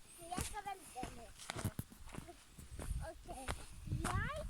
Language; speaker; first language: Norwegian; early bilingual, other home language; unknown